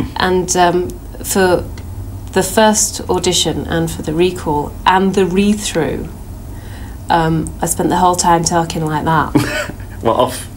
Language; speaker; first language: English; native; English